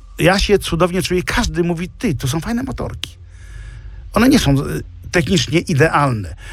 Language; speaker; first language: Polish; native; Polish